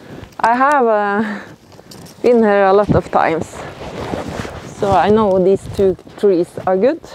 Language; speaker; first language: English; non-native, learner; Norwegian